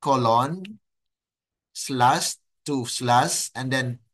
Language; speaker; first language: English; non-native, local second language; Filipino